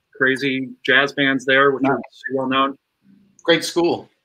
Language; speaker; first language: English; native; English